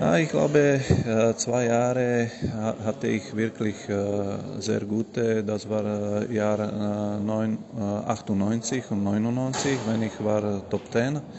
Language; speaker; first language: German; non-native, learner; Slovak